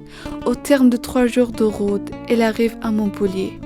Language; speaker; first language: French; non-native, learner; Persian